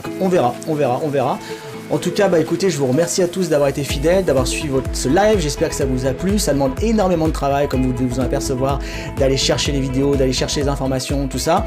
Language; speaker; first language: French; native; French